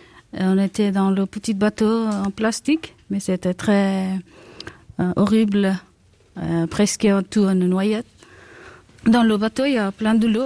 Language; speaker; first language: French; non-native, learner; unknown